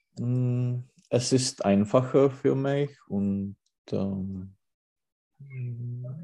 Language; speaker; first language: German; non-native, learner; Czech